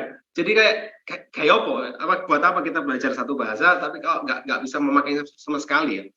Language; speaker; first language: Indonesian; non-native, fluent; English